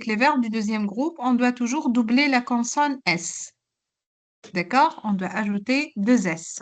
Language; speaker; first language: French; non-native, local second language; Arabic